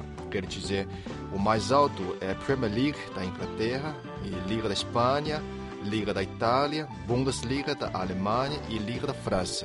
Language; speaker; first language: Portuguese; non-native, fluent; Chinese